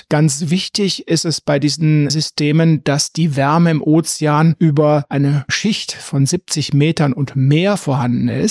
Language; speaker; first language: German; native; German